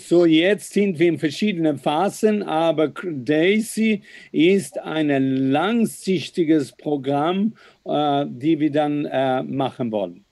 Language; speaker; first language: German; non-native, fluent; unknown